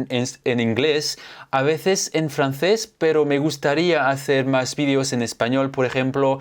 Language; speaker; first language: Spanish; non-native, fluent; French